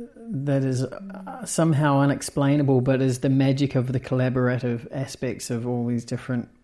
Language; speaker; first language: English; native; English